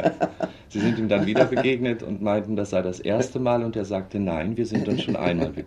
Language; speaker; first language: German; native; German